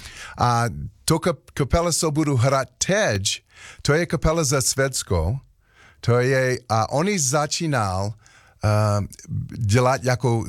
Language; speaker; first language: Czech; non-native, learner; English